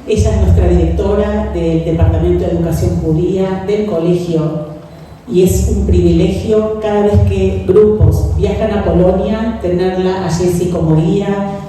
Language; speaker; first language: Spanish; native; Spanish